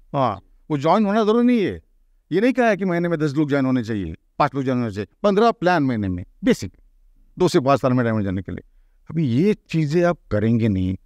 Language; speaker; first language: Hindi; non-native, local second language; Marathi